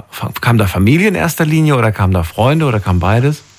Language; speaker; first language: German; native; German